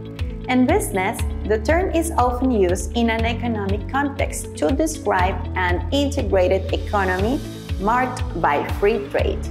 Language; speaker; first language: English; non-native, fluent; Spanish